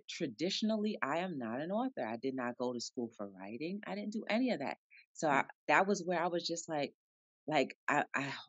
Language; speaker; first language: English; native; English